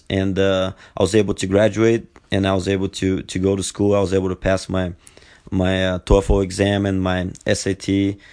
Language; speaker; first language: English; non-native, fluent; Bulgarian